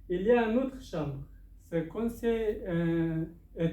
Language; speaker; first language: French; non-native, learner; Persian